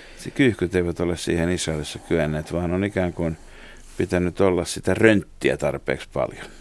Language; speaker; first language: Finnish; native; Finnish